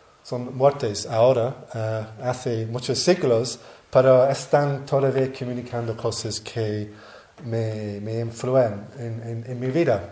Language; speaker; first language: Spanish; non-native, learner; English